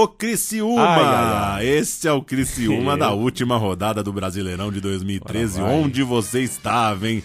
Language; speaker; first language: Portuguese; native; Portuguese